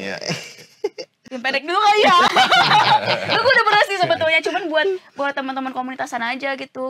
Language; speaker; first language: Indonesian; native; Indonesian